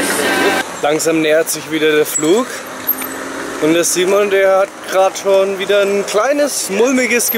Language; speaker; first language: German; native; German